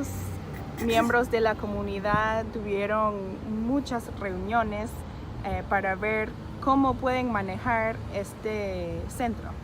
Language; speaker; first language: Spanish; non-native, fluent; English